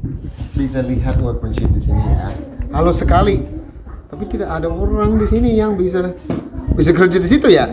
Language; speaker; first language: Indonesian; non-native, fluent; English